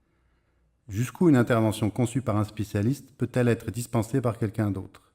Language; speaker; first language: French; native; French